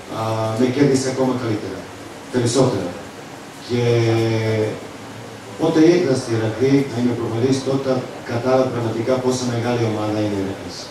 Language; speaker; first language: Greek; non-native, fluent; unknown